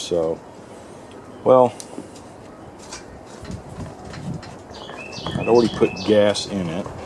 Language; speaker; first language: English; native; English